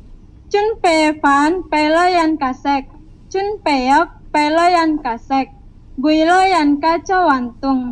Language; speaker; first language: Chinese; non-native, learner; Indonesian